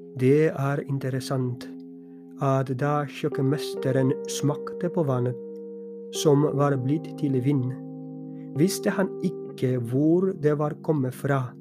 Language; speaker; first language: Norwegian; non-native, fluent; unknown